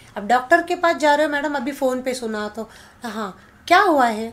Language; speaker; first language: Hindi; non-native, local second language; Marathi